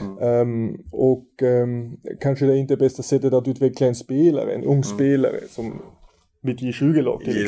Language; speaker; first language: Swedish; non-native, fluent; German